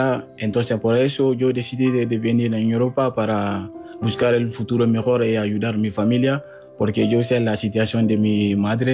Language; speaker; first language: Spanish; non-native, learner; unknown